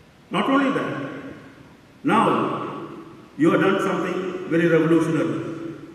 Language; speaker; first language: English; non-native, local second language; Malayalam